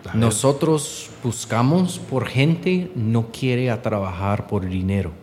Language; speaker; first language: Spanish; non-native, learner; English